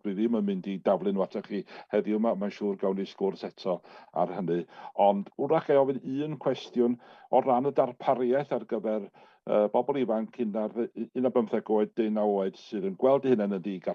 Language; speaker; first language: Welsh; native; Welsh